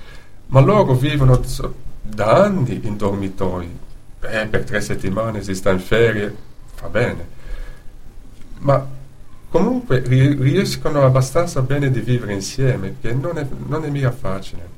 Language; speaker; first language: Italian; non-native, fluent; Dutch